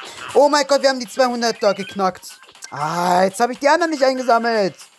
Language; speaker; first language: German; native; German